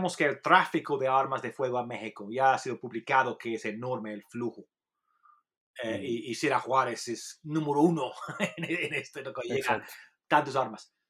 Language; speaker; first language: Spanish; non-native, fluent; English